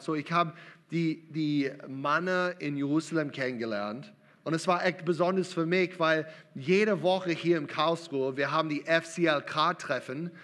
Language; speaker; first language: German; non-native, learner; English